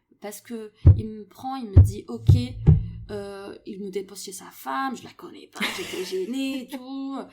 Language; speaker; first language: French; non-native, local second language; Arabic